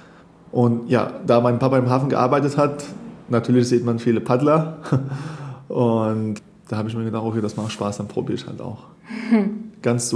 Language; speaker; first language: German; non-native, fluent; Persian